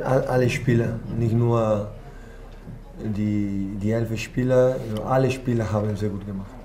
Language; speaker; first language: German; non-native, learner; Spanish